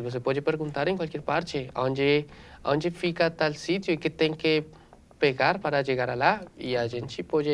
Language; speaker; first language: Portuguese; non-native, learner; Spanish